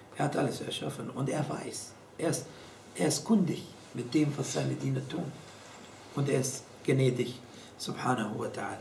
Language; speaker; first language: German; non-native, fluent; Arabic